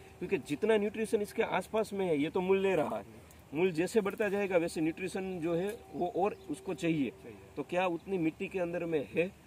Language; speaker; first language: Hindi; native; Hindi